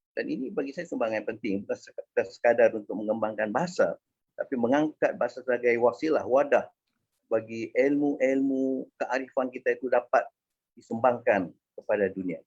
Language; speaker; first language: Malay; native; Malay